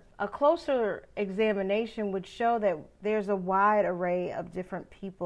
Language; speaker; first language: English; native; English